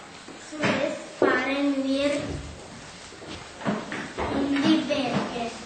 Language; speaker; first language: German; non-native, learner; Croatian